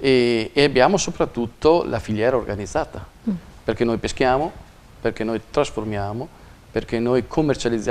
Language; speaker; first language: Italian; native; Italian